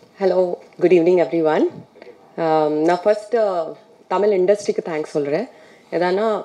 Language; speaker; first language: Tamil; non-native, fluent; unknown